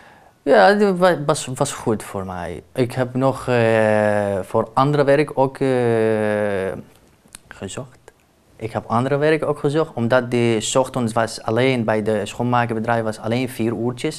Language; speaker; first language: Dutch; non-native, learner; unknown